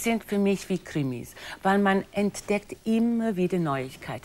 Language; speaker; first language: German; non-native, fluent; English